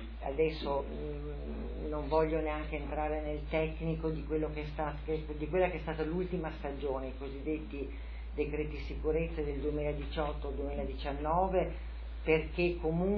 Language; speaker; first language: Italian; native; Italian